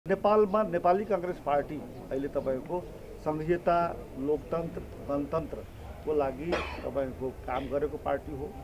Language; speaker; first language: Nepali; non-native, local second language; Maithili